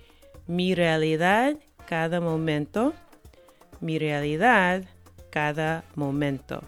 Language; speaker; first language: Spanish; non-native, fluent; English